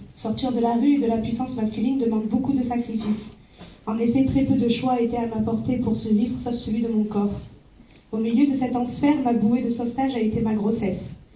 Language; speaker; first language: French; early bilingual, other home language; Arabic